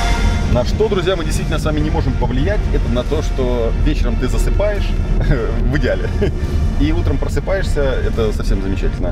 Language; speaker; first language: Russian; native; Russian